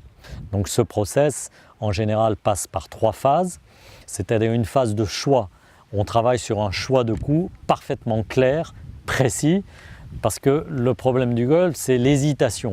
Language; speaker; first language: French; native; French